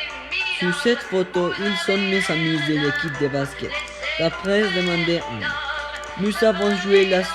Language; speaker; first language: French; non-native, learner; Spanish